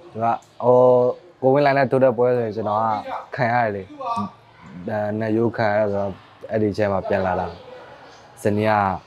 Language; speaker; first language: Burmese; non-native, local second language; S'gaw Karen